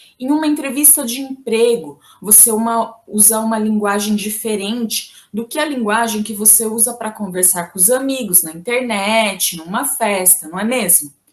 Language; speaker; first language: Portuguese; native; Portuguese